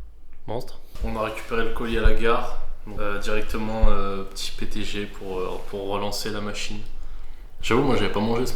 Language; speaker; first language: French; native; French